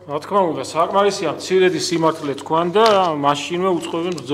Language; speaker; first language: Georgian; native; Georgian